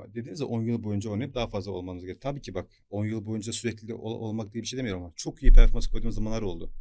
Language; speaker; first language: Turkish; native; Turkish